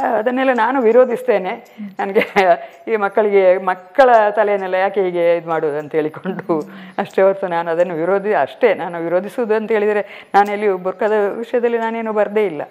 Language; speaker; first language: Kannada; non-native, local second language; Malayalam